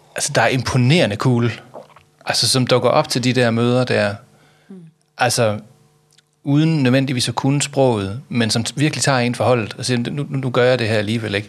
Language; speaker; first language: Danish; native; Danish